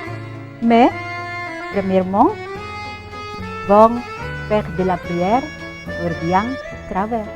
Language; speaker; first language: French; non-native, fluent; Indonesian